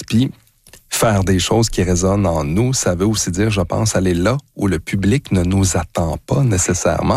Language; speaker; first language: French; native; French